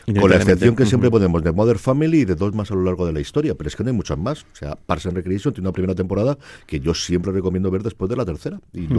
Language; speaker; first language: Spanish; native; Spanish